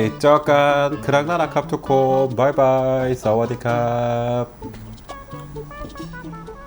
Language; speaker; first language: Thai; non-native, learner; Korean